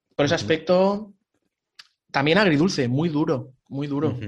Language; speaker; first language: Spanish; native; Spanish